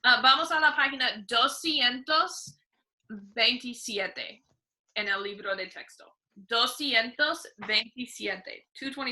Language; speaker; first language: Spanish; non-native, fluent; English